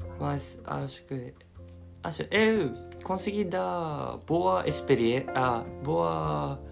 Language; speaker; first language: Portuguese; non-native, learner; Japanese